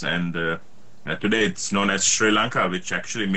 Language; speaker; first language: English; native; English